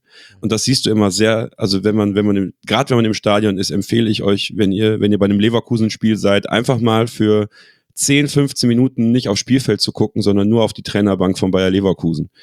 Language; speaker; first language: German; native; German